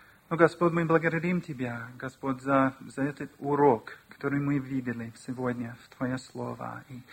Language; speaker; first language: Russian; non-native, learner; English